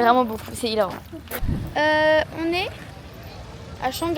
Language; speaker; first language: French; native; French